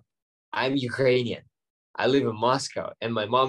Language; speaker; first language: English; non-native, fluent; Ukrainian